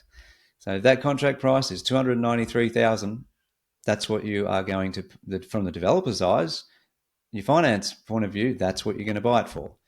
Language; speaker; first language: English; native; English